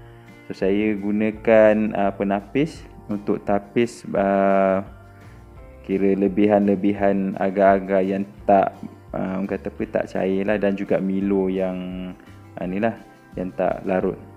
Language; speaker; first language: Malay; native; Malay